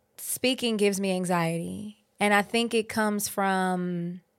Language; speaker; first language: English; native; English